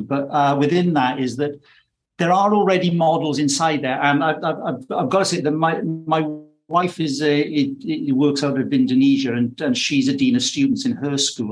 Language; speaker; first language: English; native; English